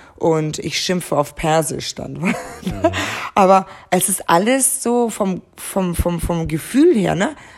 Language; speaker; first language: German; early bilingual, other home language; Persian